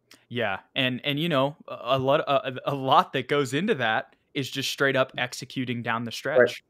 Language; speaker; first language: English; native; English